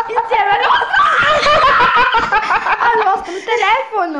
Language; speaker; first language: Italian; non-native, learner; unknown